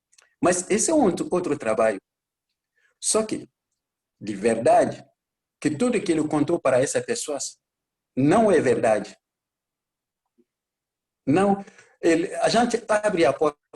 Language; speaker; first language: Portuguese; non-native, learner; Bambara